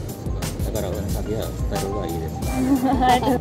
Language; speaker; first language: Japanese; non-native, fluent; Indonesian